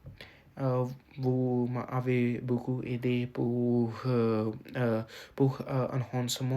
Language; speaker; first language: French; non-native, learner; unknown